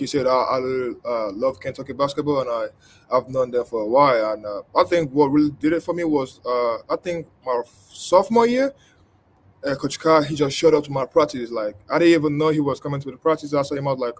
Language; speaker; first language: English; non-native, local second language; Igbo